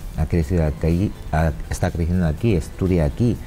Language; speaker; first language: Spanish; non-native, learner; Chinese